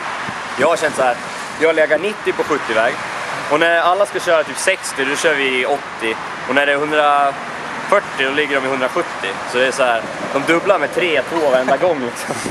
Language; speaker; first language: Swedish; native; Swedish